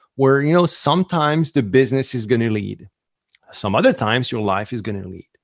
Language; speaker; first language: English; non-native, fluent; French